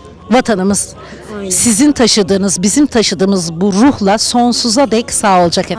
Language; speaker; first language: Turkish; native; Turkish